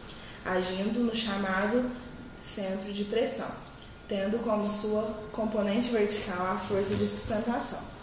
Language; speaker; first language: Portuguese; native; Portuguese